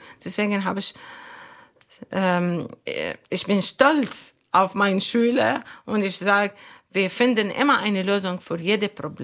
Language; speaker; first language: German; non-native, learner; Arabic